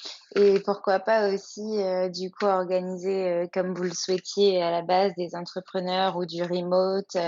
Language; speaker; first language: French; native; French